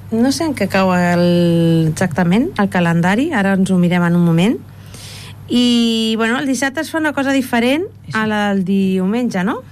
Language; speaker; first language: Catalan; native; Catalan